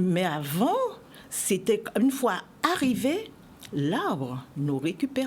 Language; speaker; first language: French; native; French